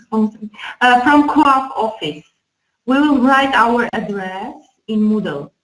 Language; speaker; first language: English; non-native, fluent; Armenian